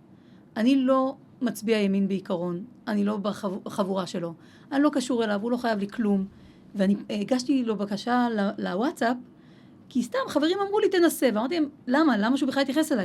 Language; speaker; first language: Hebrew; native; Hebrew